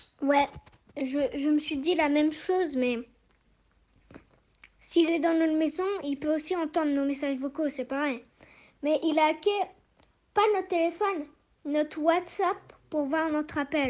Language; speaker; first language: French; native; French